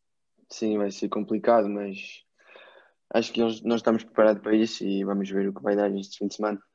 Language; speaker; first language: Portuguese; early bilingual, heritage; Portuguese